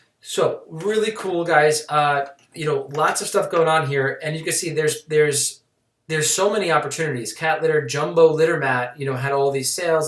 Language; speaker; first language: English; native; English